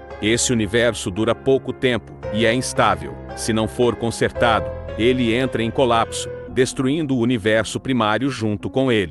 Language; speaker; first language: Portuguese; native; Portuguese